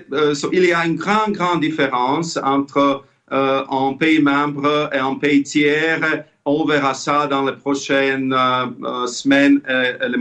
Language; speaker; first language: French; non-native, fluent; Slovak